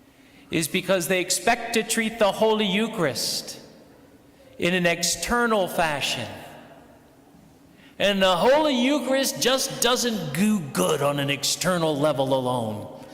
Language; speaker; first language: English; native; English